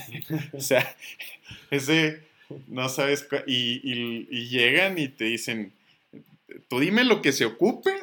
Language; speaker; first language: Spanish; native; Spanish